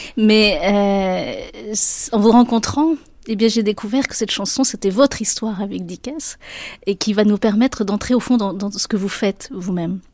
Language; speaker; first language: French; native; French